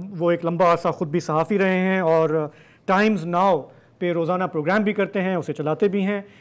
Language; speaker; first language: Urdu; non-native, local second language; Sindhi